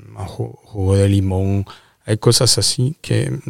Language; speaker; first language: Spanish; non-native, fluent; French